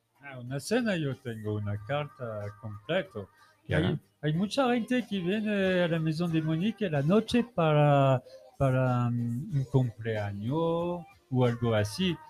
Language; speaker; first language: Spanish; non-native, learner; French